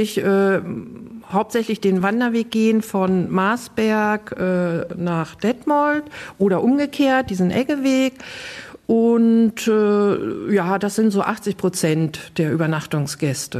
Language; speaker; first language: German; native; German